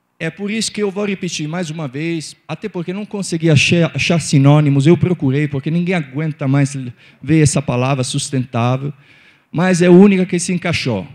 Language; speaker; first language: Portuguese; non-native, fluent; Italian